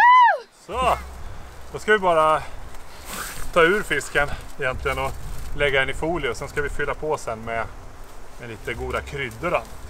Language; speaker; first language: Swedish; native; Swedish